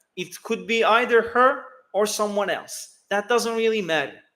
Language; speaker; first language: English; non-native, fluent; Turkish